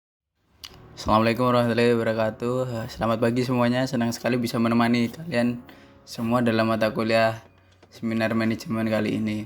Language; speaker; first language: Indonesian; native; Indonesian